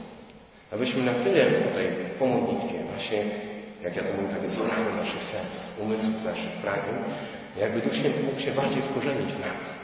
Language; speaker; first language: Polish; native; Polish